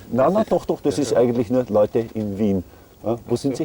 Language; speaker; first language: German; native; German